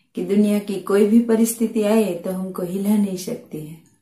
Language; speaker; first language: Hindi; non-native, local second language; Gujarati